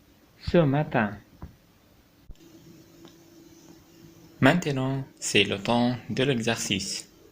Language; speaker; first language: French; non-native, local second language; Arabic